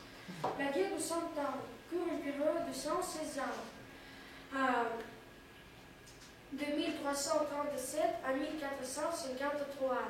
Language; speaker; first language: French; non-native, learner; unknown